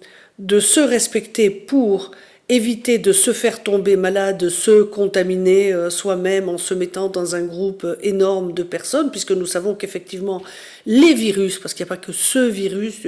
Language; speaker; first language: French; native; French